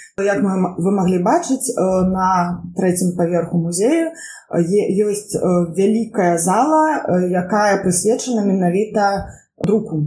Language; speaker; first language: Belarusian; non-native, local second language; Russian